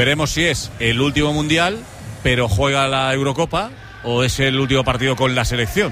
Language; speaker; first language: Spanish; native; Spanish